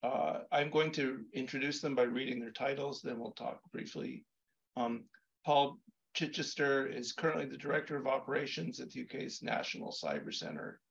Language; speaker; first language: English; native; English